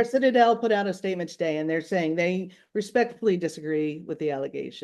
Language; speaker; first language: English; native; English